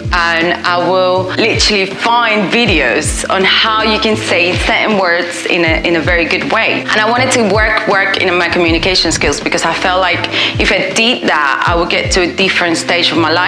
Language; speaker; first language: English; non-native, fluent; Spanish